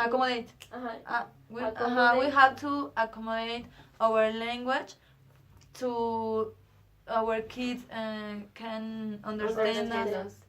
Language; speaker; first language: English; non-native, learner; Spanish